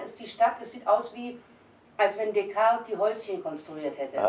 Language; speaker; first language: German; native; German